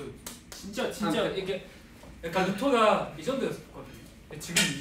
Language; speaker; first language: Korean; non-native, fluent; Japanese